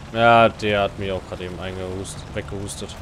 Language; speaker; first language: German; native; German